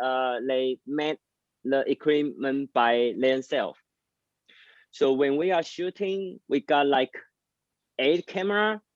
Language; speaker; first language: English; non-native, learner; Chinese